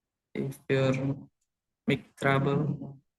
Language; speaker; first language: English; non-native, learner; Indonesian